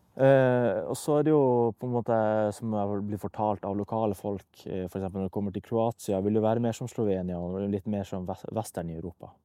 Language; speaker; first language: Norwegian; early bilingual, other home language; Persian